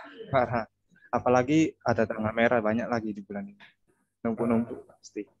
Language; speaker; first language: Indonesian; native; Indonesian